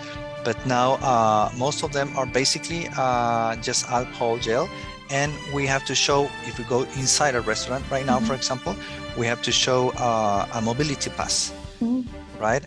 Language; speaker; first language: English; non-native, fluent; Spanish